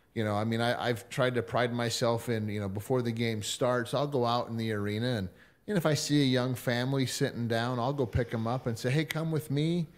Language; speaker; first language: English; native; English